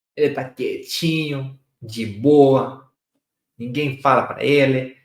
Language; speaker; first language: Portuguese; non-native, fluent; Spanish